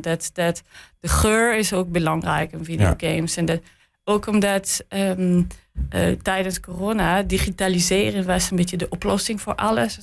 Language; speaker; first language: Dutch; non-native, learner; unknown